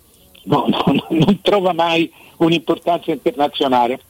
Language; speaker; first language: Italian; native; Italian